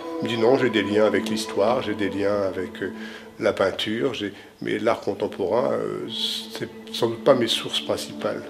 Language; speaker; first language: French; native; French